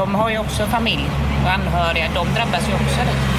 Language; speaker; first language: Swedish; native; Swedish